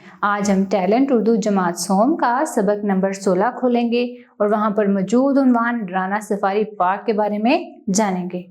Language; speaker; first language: Urdu; native; Urdu